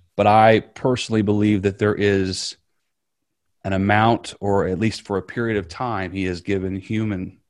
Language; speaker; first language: English; native; English